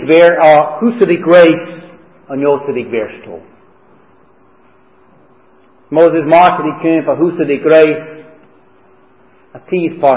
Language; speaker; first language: Hungarian; non-native, learner; English